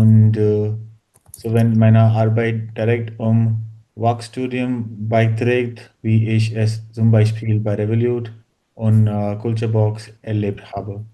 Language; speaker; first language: German; non-native, learner; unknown